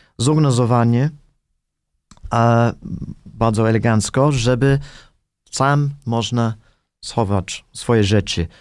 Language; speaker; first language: Polish; non-native, fluent; English